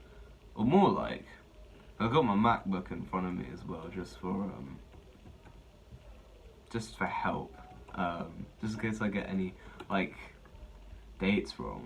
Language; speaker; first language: English; native; English